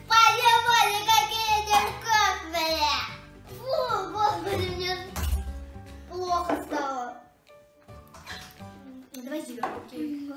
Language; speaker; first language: Russian; native; Russian